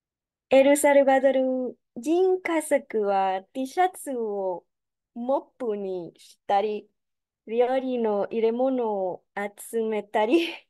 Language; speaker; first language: Japanese; non-native, learner; Spanish